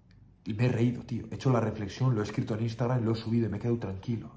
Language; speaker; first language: Spanish; native; Spanish